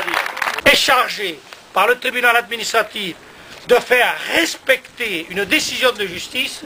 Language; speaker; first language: French; native; French